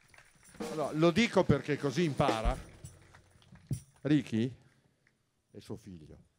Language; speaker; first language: Italian; native; Italian